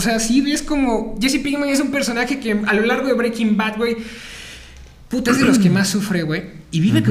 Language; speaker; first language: Spanish; native; Spanish